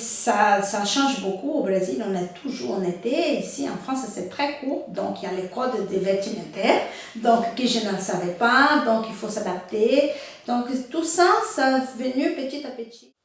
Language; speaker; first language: French; non-native, fluent; Portuguese